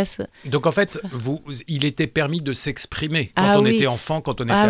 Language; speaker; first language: French; native; French